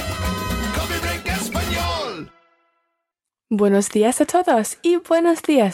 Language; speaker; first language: Spanish; non-native, learner; English